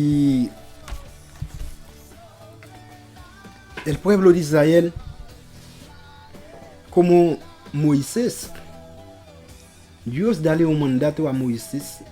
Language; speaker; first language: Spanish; non-native, local second language; Haitian Creole